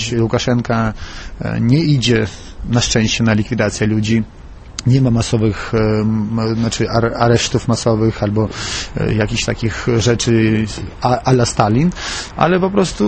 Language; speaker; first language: Polish; non-native, fluent; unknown